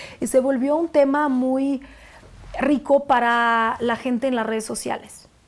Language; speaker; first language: Spanish; non-native, fluent; Russian